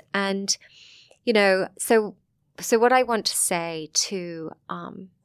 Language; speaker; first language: English; native; English